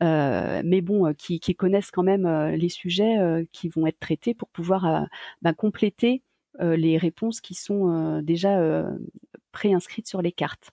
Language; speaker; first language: French; native; French